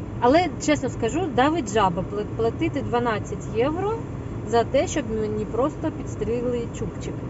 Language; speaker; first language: Ukrainian; non-native, local second language; Russian